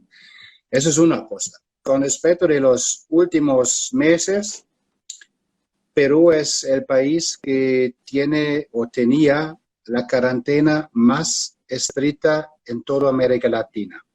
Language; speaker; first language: Spanish; non-native, fluent; German